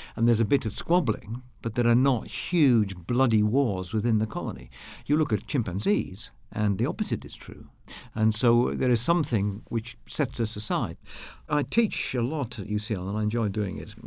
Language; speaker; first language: English; native; English